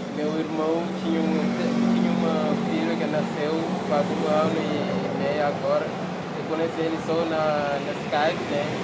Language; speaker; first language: Portuguese; non-native, learner; Haitian Creole